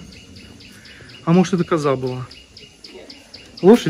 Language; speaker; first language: Russian; native; Russian